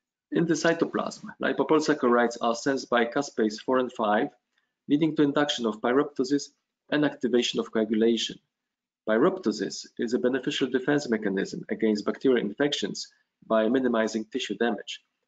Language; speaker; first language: English; non-native, fluent; Polish